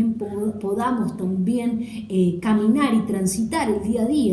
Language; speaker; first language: Spanish; native; Spanish